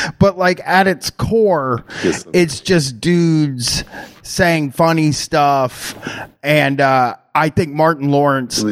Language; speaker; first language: English; native; English